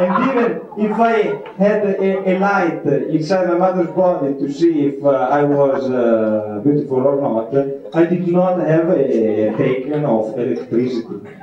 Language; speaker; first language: English; non-native, fluent; Italian